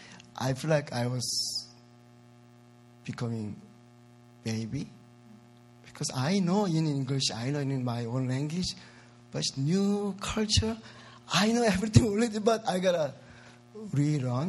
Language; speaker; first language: English; non-native, learner; Korean